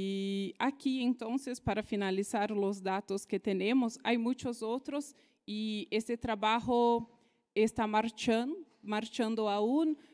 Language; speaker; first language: Spanish; non-native, fluent; Portuguese